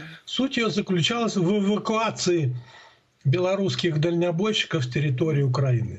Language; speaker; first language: Russian; native; Russian